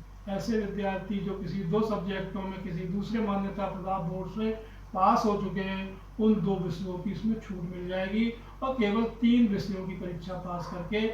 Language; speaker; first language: Hindi; native; Hindi